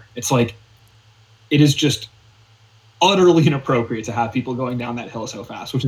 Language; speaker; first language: English; native; English